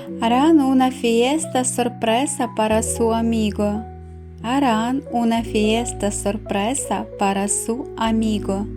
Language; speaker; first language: Spanish; non-native, fluent; Ukrainian